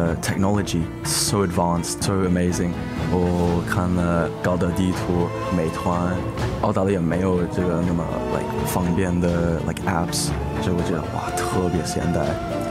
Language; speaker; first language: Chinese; early bilingual, heritage; English